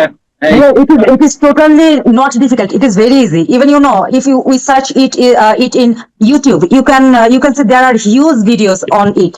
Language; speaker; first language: English; non-native, learner; Bangla